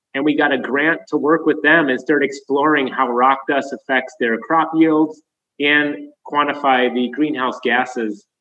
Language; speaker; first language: English; native; English